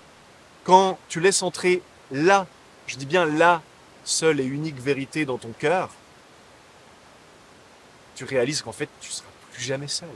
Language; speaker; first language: French; native; French